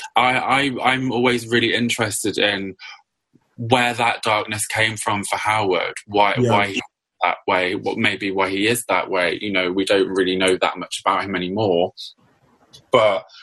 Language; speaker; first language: English; native; English